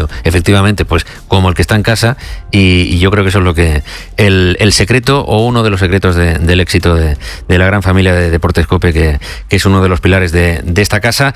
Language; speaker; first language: Spanish; native; Spanish